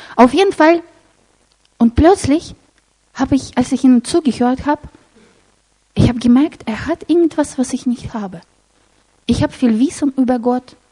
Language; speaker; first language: German; non-native, fluent; Russian